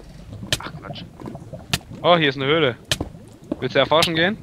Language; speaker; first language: German; native; German